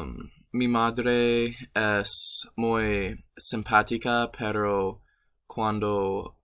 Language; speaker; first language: Spanish; non-native, learner; English